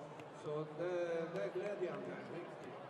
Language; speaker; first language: Swedish; non-native, fluent; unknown